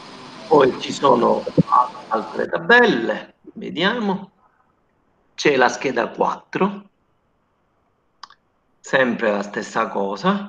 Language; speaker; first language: Italian; native; Italian